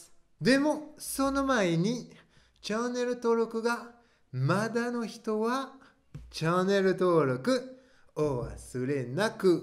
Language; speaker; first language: Japanese; non-native, fluent; French